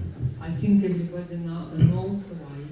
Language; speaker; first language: English; non-native, learner; Russian